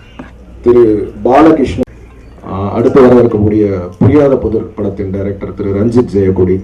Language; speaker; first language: Tamil; native; Tamil